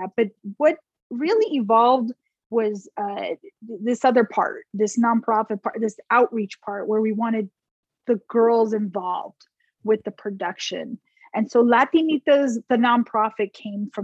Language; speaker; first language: English; native; English